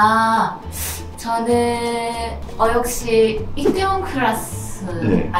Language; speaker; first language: Korean; non-native, fluent; Japanese